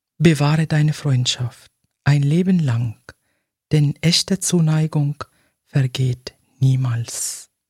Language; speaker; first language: German; non-native, fluent; Arabic